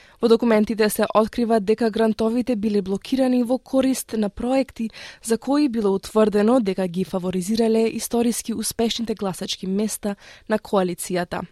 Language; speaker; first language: Macedonian; native; Macedonian